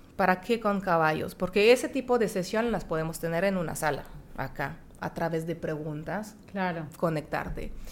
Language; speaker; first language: Spanish; non-native, fluent; French